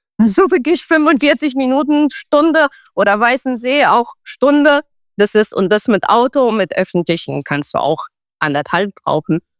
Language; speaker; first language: German; non-native, fluent; Romanian